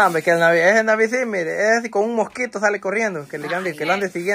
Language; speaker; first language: Spanish; native; Spanish